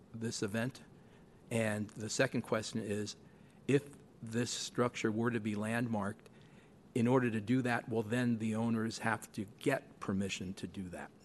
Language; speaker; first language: English; native; English